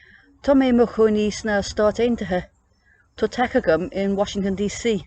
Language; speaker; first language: Irish; non-native, learner; English